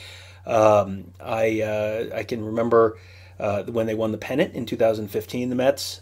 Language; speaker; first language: English; native; English